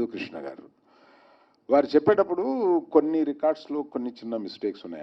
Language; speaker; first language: Telugu; native; Telugu